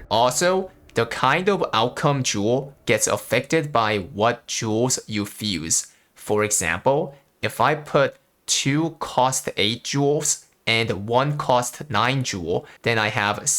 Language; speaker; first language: English; non-native, fluent; Korean